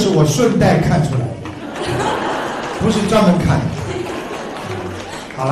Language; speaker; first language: Chinese; native; Chinese